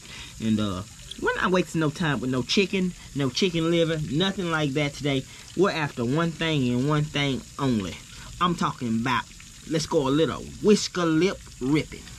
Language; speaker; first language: English; native; English